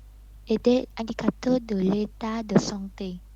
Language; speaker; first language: French; non-native, learner; Vietnamese